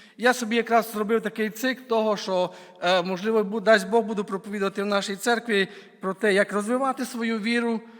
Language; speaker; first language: Ukrainian; native; Ukrainian